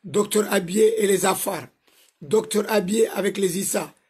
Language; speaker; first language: French; non-native, local second language; Somali